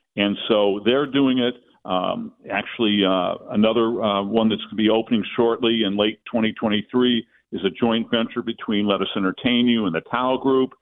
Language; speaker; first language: English; native; English